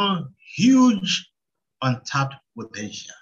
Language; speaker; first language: English; non-native, local second language; Yoruba